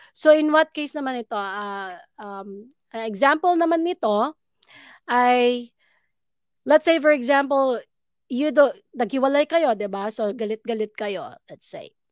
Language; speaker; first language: Filipino; native; Filipino